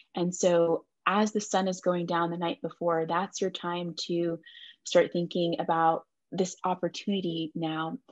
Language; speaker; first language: English; native; English